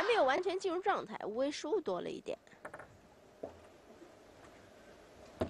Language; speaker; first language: Chinese; native; Chinese